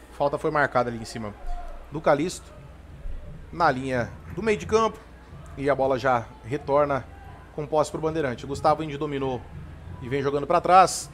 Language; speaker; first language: Portuguese; native; Portuguese